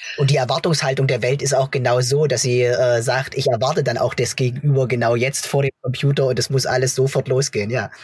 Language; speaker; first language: German; native; German